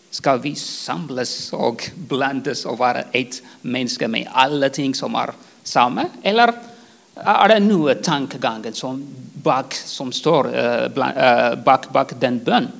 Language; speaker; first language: Swedish; non-native, fluent; Tigrinya